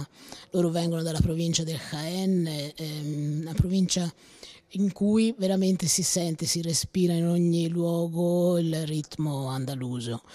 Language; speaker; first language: Italian; native; Italian